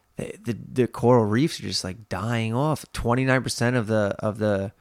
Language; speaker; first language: English; native; English